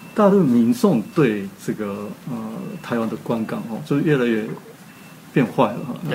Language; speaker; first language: Chinese; non-native, fluent; Japanese